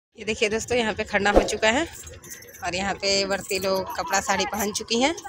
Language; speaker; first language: Hindi; native; Hindi